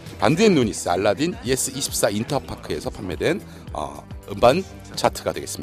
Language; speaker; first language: Korean; native; Korean